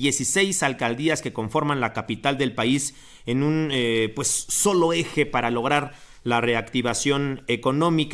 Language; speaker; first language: Spanish; native; Spanish